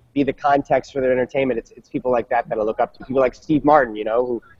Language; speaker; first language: English; native; English